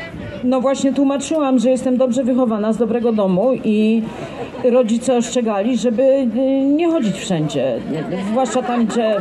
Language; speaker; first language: Polish; native; Polish